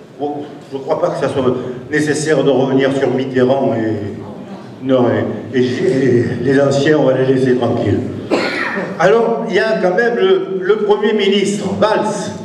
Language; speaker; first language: French; native; French